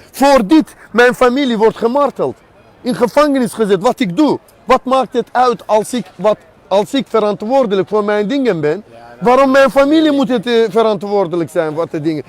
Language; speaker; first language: Dutch; non-native, learner; Azerbaijani